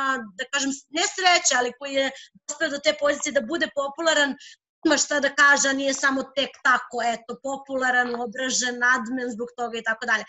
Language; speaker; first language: Serbian; native; Serbian